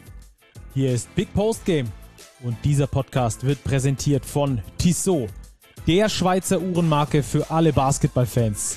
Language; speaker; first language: German; native; German